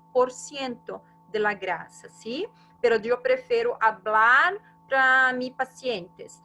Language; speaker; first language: Spanish; non-native, fluent; Portuguese